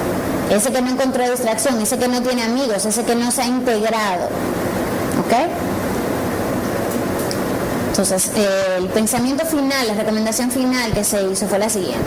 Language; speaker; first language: Spanish; native; Spanish